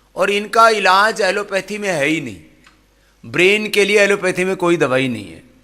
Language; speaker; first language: Hindi; native; Hindi